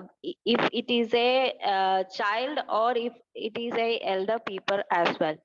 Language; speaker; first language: English; non-native, learner; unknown